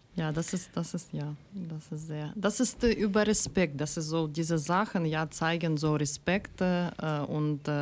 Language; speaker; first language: German; non-native, learner; Ukrainian